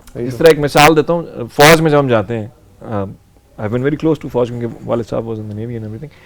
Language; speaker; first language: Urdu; native; Urdu